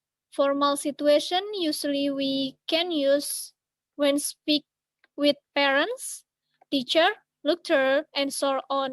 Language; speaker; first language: English; non-native, learner; Indonesian